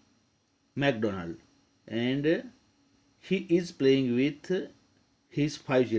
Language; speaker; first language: English; non-native, local second language; Gujarati